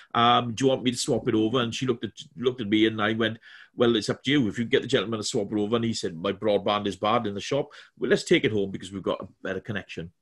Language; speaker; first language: English; native; English